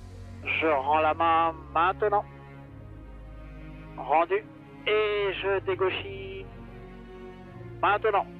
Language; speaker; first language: French; native; French